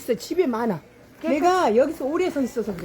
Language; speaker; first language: Korean; native; Korean